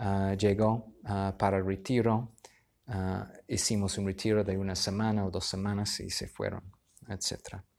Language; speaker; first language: Spanish; non-native, fluent; English